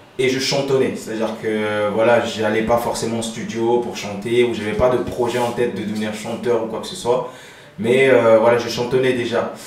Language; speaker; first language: French; early bilingual, other home language; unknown